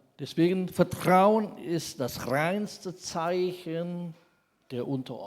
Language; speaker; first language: German; non-native, fluent; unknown